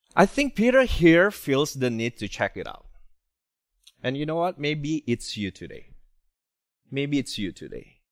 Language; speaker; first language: English; non-native, fluent; Indonesian